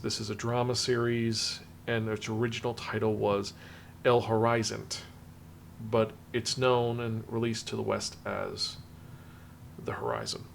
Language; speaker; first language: English; native; English